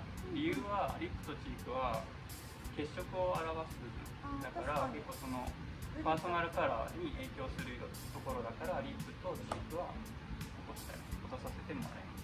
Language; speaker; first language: Japanese; native; Japanese